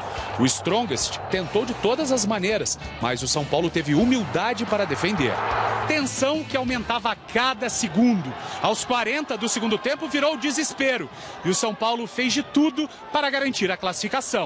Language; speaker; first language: Portuguese; native; Portuguese